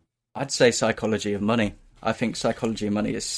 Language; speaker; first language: English; native; English